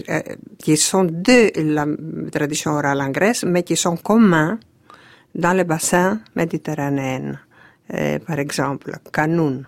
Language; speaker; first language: French; non-native, fluent; Greek